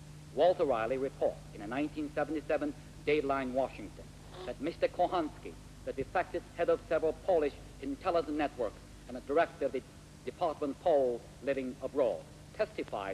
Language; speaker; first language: English; non-native, local second language; Korean